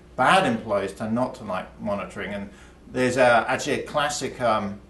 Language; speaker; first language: English; native; English